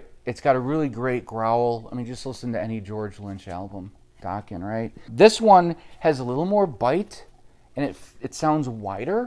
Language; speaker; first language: English; native; English